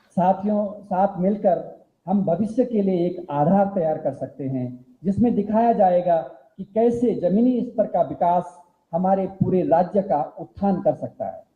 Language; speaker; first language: Hindi; native; Hindi